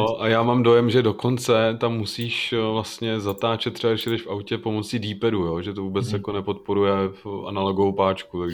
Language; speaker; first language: Czech; native; Czech